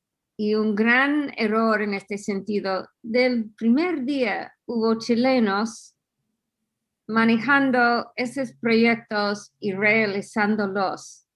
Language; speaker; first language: Spanish; non-native, fluent; English